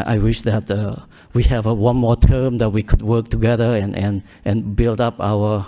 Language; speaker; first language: English; early bilingual, other home language; Khmer